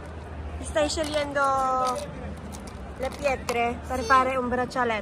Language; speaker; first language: Italian; non-native, fluent; Filipino